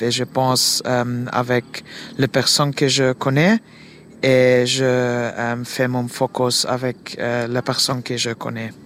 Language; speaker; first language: French; non-native, learner; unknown